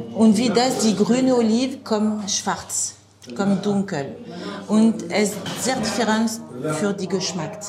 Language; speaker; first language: German; non-native, learner; French